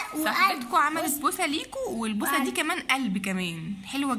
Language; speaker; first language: Arabic; native; Arabic